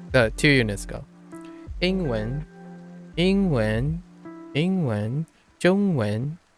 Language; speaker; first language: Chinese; non-native, learner; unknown